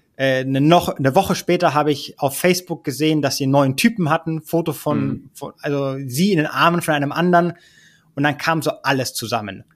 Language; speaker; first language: German; early bilingual, heritage; German